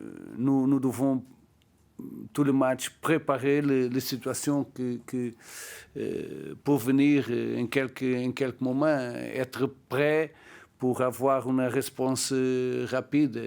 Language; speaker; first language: French; non-native, learner; Portuguese